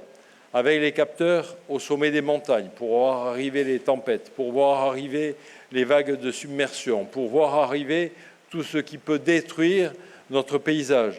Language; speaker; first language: French; native; French